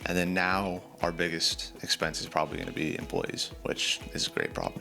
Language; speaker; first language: English; native; English